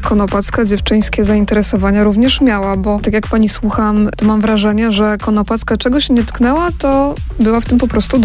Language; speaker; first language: Polish; native; Polish